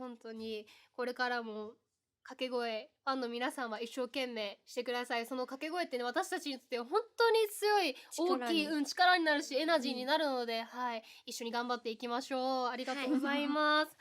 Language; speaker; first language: Japanese; native; Japanese